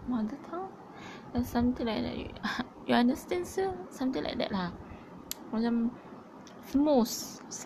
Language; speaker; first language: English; non-native, learner; Malay